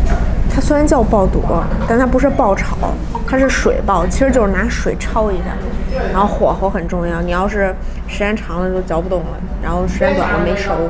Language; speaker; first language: Chinese; native; Chinese